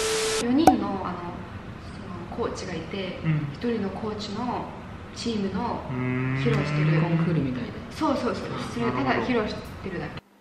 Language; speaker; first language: Japanese; non-native, fluent; Mongolian